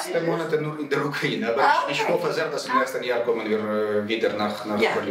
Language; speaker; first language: German; non-native, learner; Ukrainian